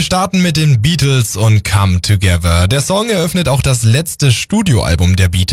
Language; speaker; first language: German; native; German